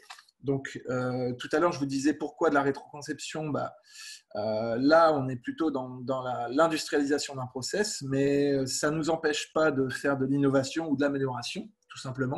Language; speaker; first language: French; native; French